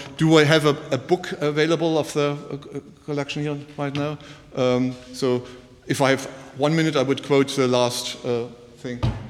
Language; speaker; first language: English; non-native, fluent; German